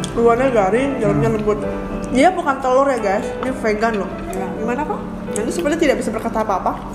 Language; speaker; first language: Indonesian; native; Indonesian